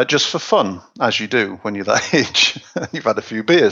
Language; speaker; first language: English; native; English